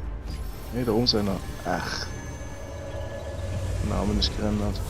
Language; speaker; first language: German; native; German